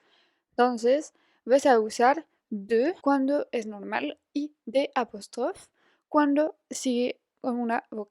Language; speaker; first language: Spanish; non-native, fluent; French